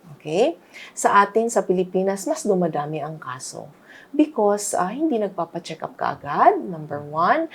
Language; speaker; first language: Filipino; native; Filipino